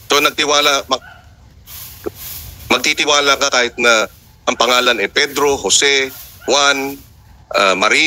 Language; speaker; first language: Filipino; native; Filipino